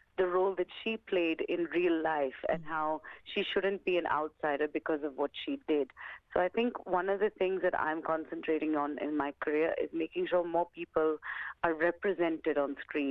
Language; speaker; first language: English; early bilingual, other home language; Punjabi